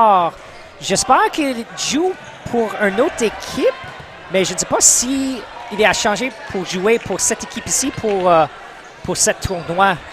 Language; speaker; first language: French; non-native, local second language; English